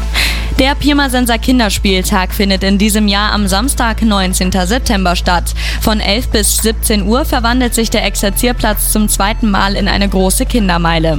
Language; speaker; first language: German; native; German